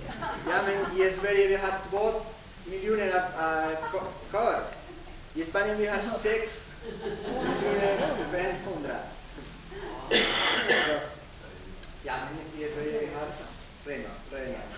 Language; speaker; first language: Swedish; non-native, learner; Spanish